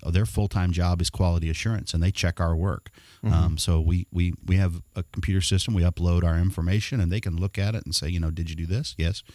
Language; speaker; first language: English; native; English